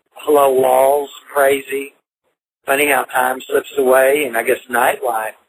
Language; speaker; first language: English; native; English